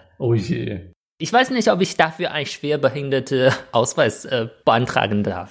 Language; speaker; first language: German; non-native, fluent; Chinese